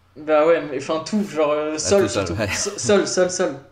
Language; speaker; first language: French; native; French